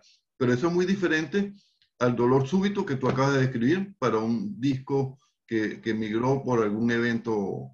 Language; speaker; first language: Spanish; native; Spanish